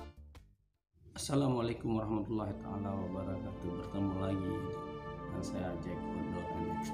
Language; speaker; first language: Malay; non-native, local second language; Achinese